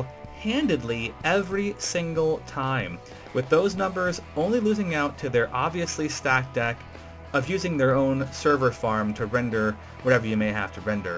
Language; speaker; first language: English; native; English